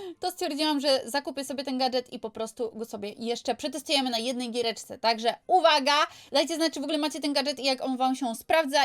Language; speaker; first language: Polish; native; Polish